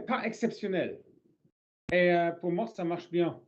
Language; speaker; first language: French; non-native, learner; English